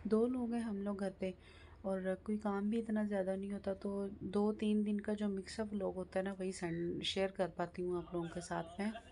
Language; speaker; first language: Urdu; native; Urdu